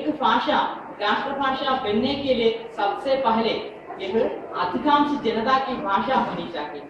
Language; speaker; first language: Hindi; non-native, local second language; Malayalam